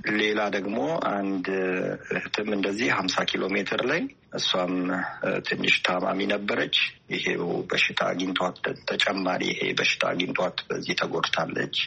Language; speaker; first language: Amharic; non-native, local second language; Italian